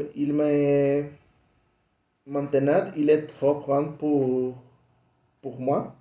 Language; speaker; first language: French; non-native, learner; Spanish